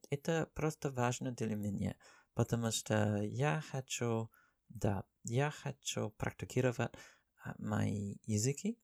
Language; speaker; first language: Russian; non-native, learner; English